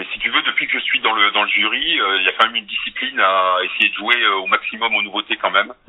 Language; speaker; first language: French; native; French